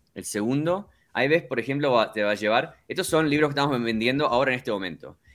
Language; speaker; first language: Spanish; early bilingual, heritage; Spanish